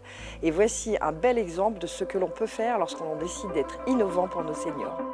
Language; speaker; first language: French; native; French